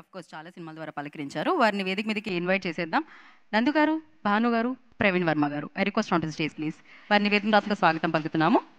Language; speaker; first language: Telugu; native; Telugu